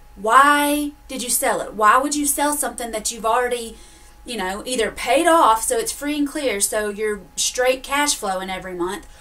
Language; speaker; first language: English; native; English